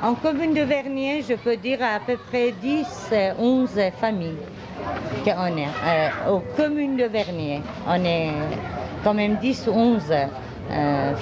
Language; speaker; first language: French; non-native, fluent; Persian